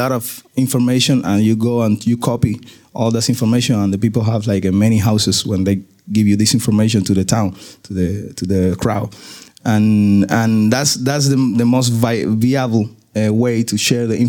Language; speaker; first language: English; non-native, learner; Spanish